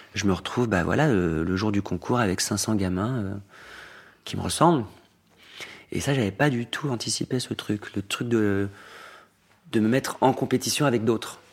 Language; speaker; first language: French; native; French